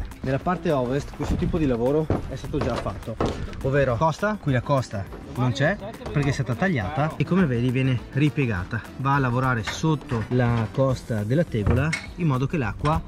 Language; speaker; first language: Italian; native; Italian